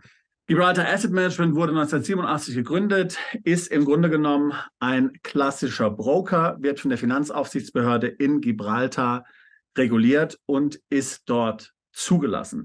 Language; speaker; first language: German; native; German